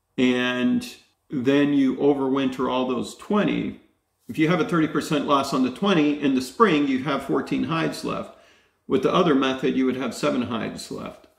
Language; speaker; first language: English; native; English